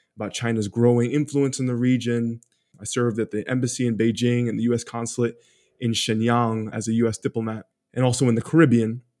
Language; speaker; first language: English; early bilingual, other home language; Spanish